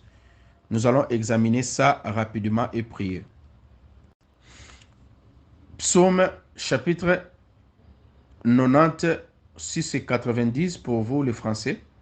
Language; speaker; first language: French; non-native, local second language; Lingala